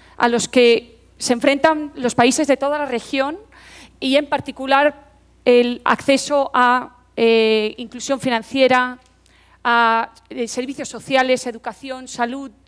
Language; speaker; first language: Spanish; native; Spanish